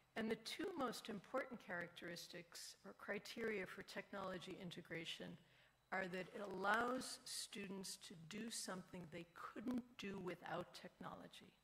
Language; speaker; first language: English; native; English